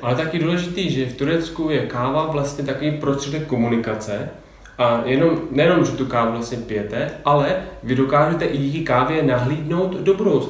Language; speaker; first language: Czech; native; Czech